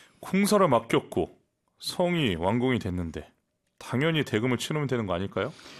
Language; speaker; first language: Korean; native; Korean